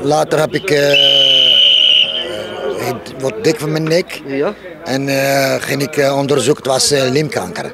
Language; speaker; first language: Dutch; early bilingual, other home language; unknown